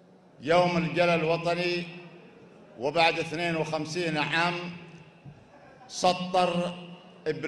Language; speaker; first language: Arabic; native; Arabic